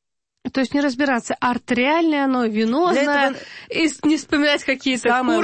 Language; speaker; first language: Russian; native; Russian